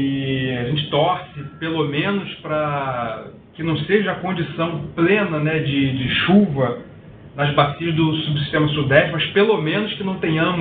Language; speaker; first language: Portuguese; native; Portuguese